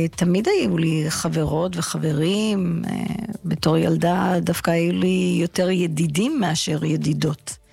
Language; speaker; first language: Hebrew; non-native, fluent; English